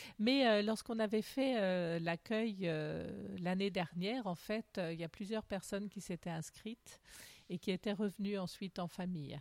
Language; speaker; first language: French; native; French